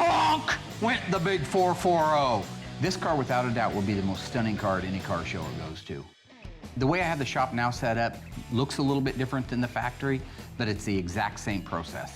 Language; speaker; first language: English; native; English